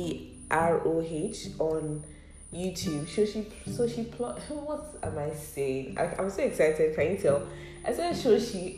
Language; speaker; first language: English; non-native, local second language; Yoruba